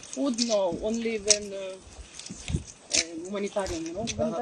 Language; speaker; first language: English; non-native, learner; Russian